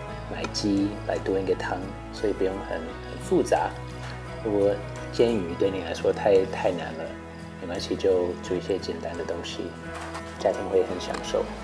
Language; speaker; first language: Chinese; non-native, fluent; English